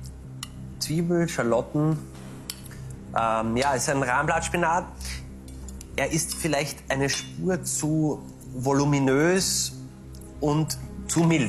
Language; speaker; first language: German; native; German